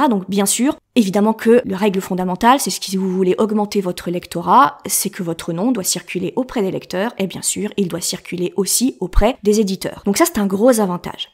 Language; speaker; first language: French; native; French